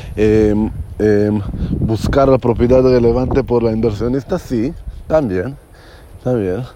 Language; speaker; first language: Spanish; non-native, learner; Hebrew